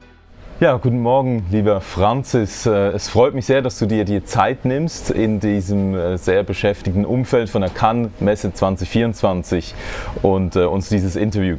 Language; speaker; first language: German; native; German